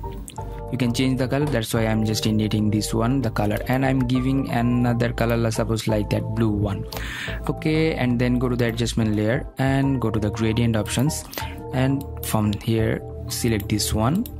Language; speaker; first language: English; non-native, fluent; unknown